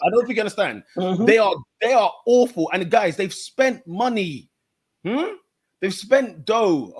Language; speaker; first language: English; native; English